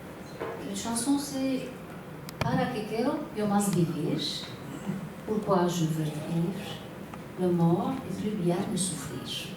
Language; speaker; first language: French; non-native, learner; Turkish